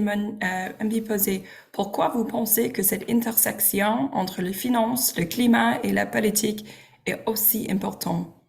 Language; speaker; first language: French; non-native, learner; English